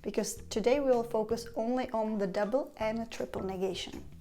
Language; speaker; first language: English; non-native, fluent; Czech